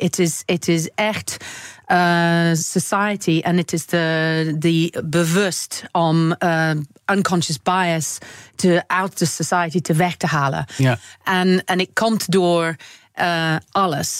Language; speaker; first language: Dutch; non-native, learner; English